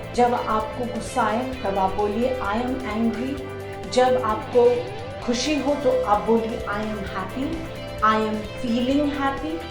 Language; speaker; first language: Hindi; native; Hindi